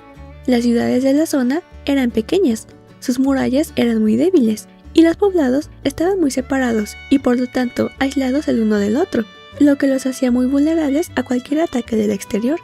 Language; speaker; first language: Spanish; native; Spanish